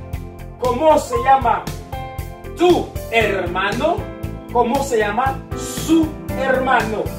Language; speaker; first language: Spanish; non-native, fluent; Haitian Creole